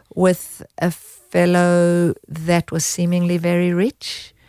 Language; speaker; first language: English; native; English